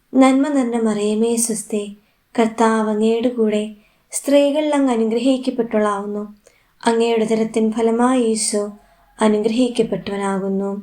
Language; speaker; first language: Malayalam; native; Malayalam